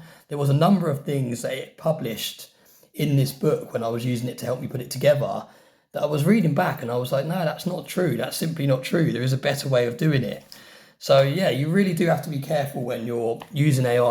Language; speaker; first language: English; native; English